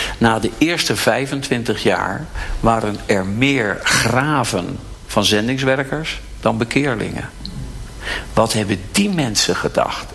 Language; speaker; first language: Dutch; native; Dutch